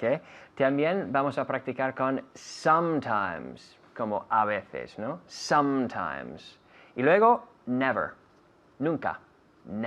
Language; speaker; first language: Spanish; non-native, fluent; English